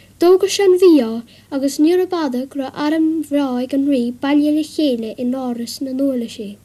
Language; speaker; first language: Irish; native; Irish